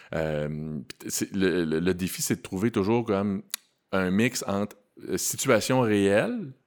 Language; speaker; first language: French; native; French